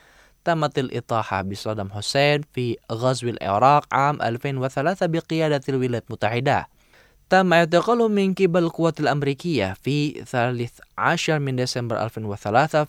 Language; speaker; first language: Arabic; non-native, fluent; Indonesian